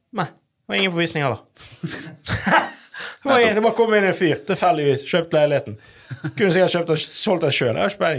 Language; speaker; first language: Norwegian; native; Norwegian